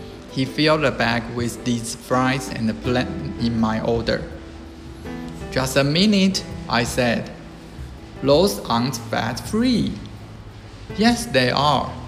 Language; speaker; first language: English; non-native, fluent; Chinese